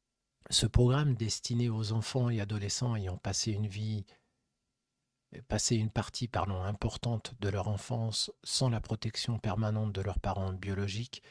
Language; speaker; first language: French; native; French